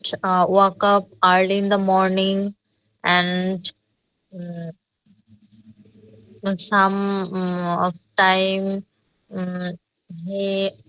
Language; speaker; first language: English; non-native, learner; Bangla